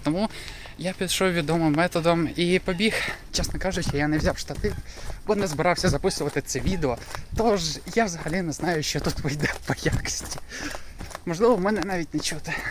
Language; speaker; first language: Ukrainian; native; Ukrainian